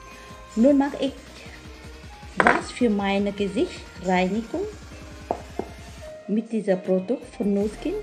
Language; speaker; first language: German; non-native, learner; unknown